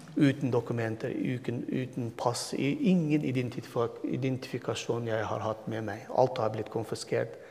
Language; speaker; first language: Norwegian; non-native, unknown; Turkmen